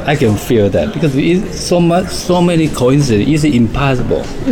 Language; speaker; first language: English; non-native, fluent; Chinese